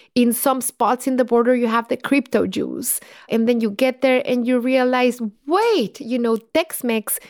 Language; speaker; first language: English; non-native, fluent; Spanish